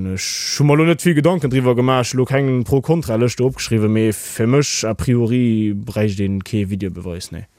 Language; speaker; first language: Luxembourgish; native; Luxembourgish